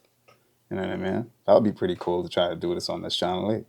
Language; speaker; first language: English; native; English